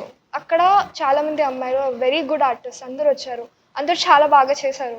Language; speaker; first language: Telugu; non-native, learner; Odia